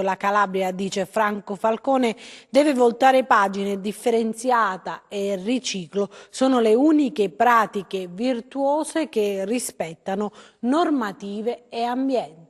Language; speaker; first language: Italian; native; Italian